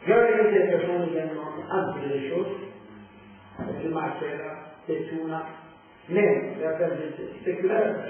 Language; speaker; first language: Swedish; non-native, fluent; Persian